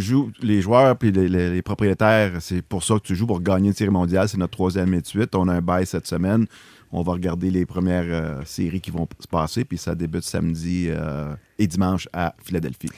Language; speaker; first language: French; native; French